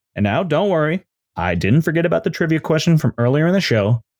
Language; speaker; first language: English; native; English